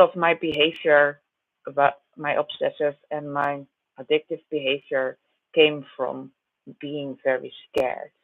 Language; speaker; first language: English; non-native, fluent; Dutch